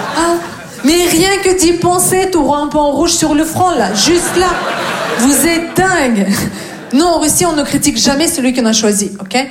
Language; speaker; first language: French; non-native, fluent; Russian